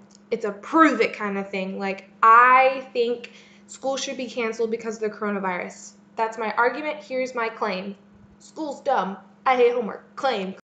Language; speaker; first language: English; native; English